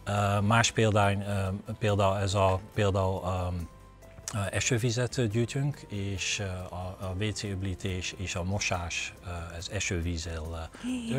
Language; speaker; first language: Hungarian; non-native, learner; Dutch